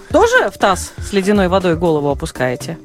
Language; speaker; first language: Russian; native; Russian